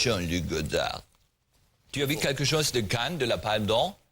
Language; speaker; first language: French; non-native, learner; German